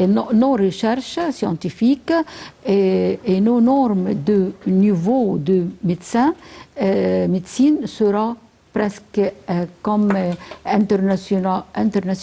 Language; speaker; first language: French; non-native, fluent; Arabic